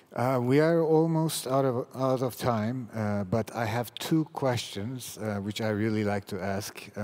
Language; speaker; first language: English; non-native, fluent; Turkish